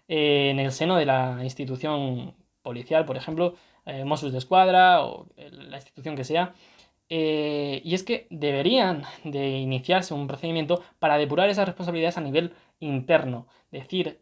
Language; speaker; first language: Spanish; native; Spanish